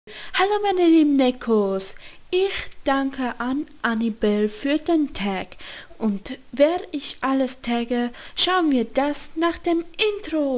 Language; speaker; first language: German; non-native, learner; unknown